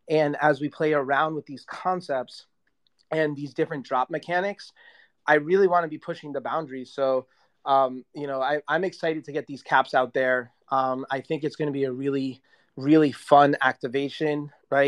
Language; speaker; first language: English; native; English